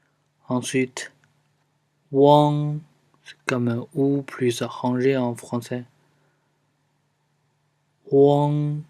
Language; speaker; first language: French; non-native, fluent; Chinese